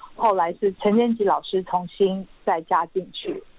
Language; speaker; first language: Chinese; non-native, local second language; Hakka Chinese